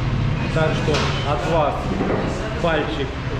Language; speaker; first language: Russian; native; Russian